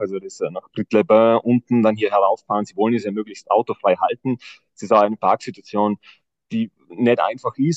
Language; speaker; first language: German; native; German